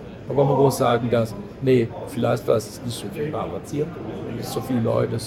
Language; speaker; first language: German; native; German